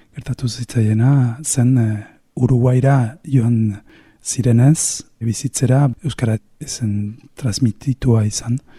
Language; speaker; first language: Basque; non-native, fluent; Spanish